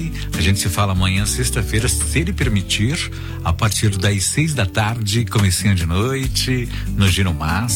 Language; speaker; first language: Portuguese; native; Portuguese